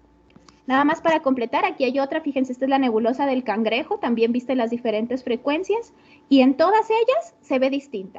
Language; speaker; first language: Spanish; native; Spanish